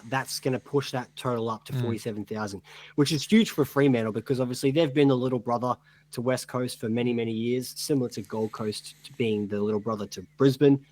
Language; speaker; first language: English; native; English